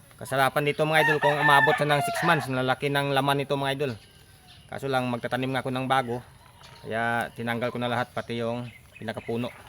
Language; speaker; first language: Filipino; non-native, local second language; Cebuano